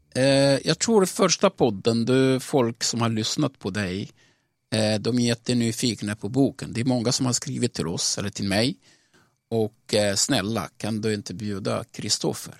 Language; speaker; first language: Swedish; non-native, fluent; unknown